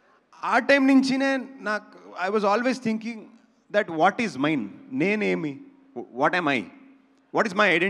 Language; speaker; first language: Telugu; non-native, local second language; Kannada